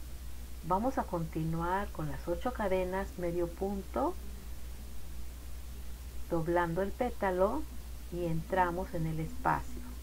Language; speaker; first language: Spanish; native; Spanish